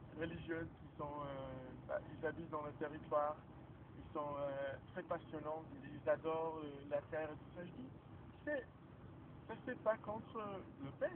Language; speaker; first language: French; non-native, fluent; Hebrew